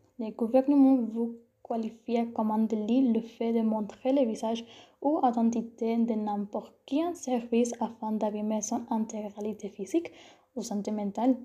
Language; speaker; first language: French; non-native, learner; Spanish